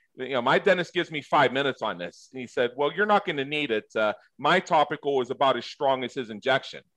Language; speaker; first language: English; native; English